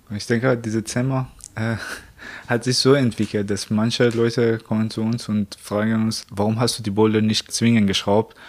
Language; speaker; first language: German; non-native, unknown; Persian